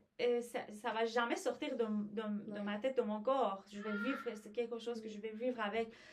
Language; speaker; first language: French; non-native, fluent; Persian